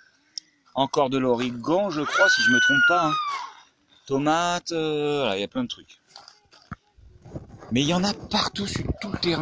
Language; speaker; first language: French; native; French